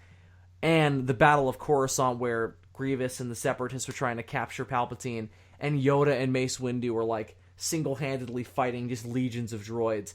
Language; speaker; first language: English; native; English